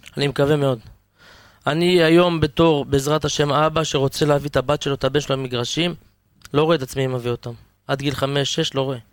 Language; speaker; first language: Hebrew; native; Hebrew